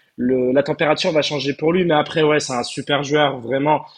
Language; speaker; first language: French; early bilingual, heritage; Turkish